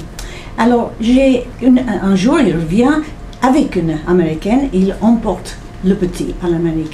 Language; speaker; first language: French; non-native, fluent; English